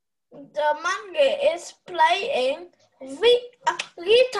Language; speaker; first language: English; non-native, learner; Vietnamese